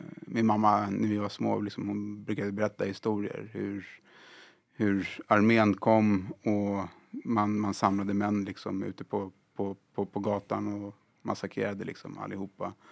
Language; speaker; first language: Swedish; early bilingual, other home language; Arabic